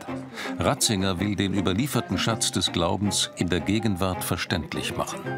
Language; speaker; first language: German; native; German